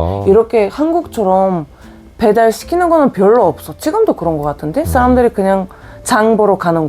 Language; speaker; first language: Korean; non-native, fluent; Bulgarian